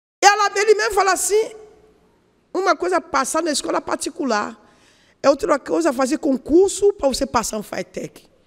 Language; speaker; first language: Portuguese; non-native, learner; Yoruba